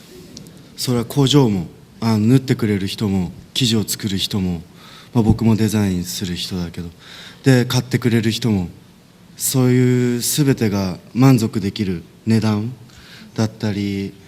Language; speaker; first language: Japanese; native; Japanese